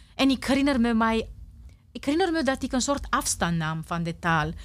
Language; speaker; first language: Dutch; non-native, fluent; Romanian